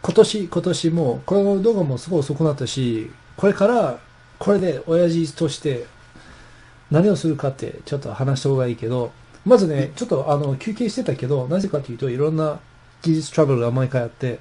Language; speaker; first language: Japanese; non-native, fluent; English